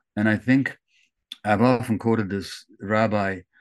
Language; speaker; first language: English; early bilingual, other home language; Hungarian